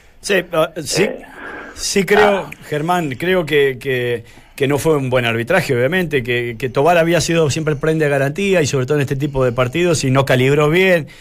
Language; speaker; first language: Spanish; native; Spanish